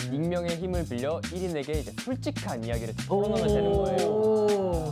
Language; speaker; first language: Korean; native; Korean